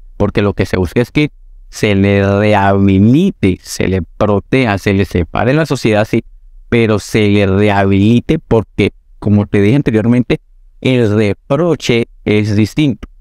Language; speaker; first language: Spanish; native; Spanish